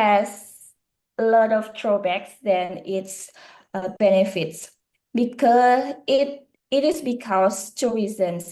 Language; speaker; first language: English; non-native, learner; Indonesian